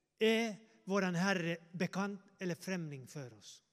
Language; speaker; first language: Swedish; non-native, fluent; Finnish